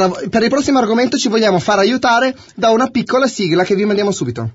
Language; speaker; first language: Italian; native; Italian